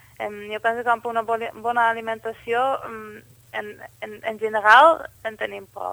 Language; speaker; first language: Catalan; non-native, fluent; Dutch